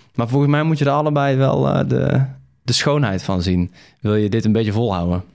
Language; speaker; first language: Dutch; native; Dutch